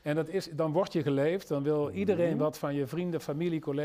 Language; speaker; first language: Dutch; native; Dutch